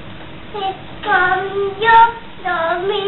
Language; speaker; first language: Spanish; native; Spanish